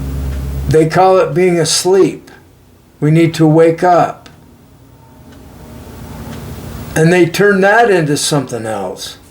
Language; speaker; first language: English; native; English